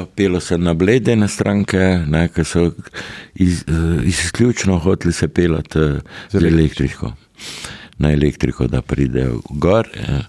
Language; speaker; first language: Slovenian; early bilingual, other home language; Serbian